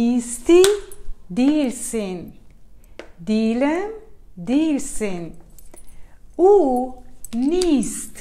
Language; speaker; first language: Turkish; non-native, learner; Persian